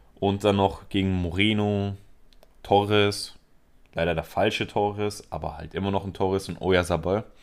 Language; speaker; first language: German; early bilingual, other home language; Spanish